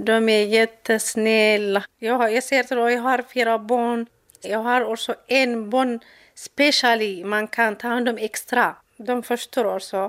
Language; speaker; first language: Swedish; non-native, learner; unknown